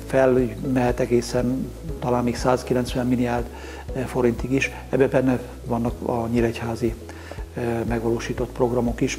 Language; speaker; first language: Hungarian; native; Hungarian